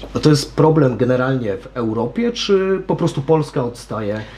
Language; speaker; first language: Polish; native; Polish